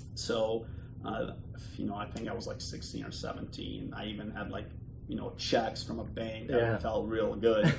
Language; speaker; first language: English; early bilingual, other home language; Bosnian